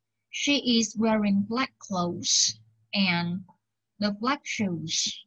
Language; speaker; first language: English; non-native, fluent; Vietnamese